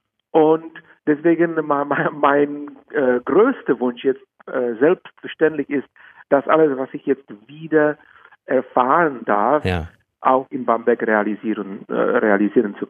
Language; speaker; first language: German; non-native, fluent; Czech